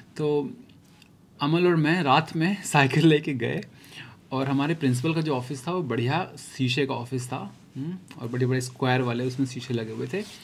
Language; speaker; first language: Hindi; native; Hindi